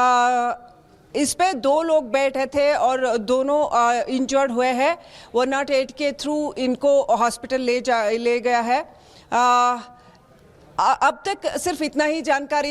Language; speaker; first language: Hindi; non-native, local second language; Kannada